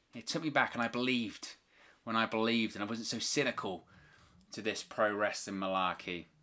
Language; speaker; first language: English; native; English